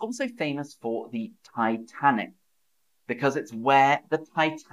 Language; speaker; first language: English; native; English